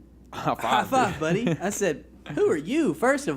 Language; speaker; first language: English; native; English